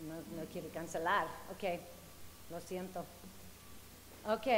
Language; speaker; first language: Spanish; non-native, fluent; English